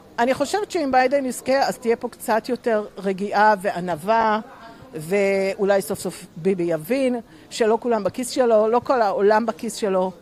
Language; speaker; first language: Hebrew; early bilingual, other home language; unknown